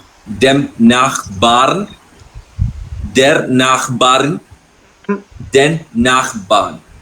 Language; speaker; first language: German; non-native, learner; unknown